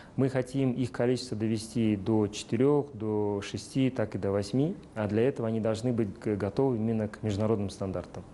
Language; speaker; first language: Russian; non-native, local second language; Uzbek